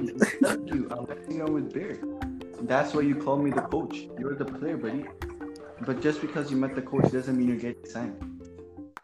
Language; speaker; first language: English; early bilingual, other home language; Punjabi